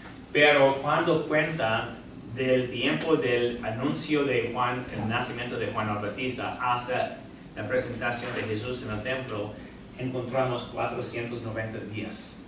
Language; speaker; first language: Spanish; non-native, fluent; English